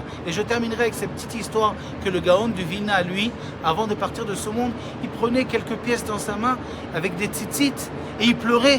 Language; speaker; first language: French; native; French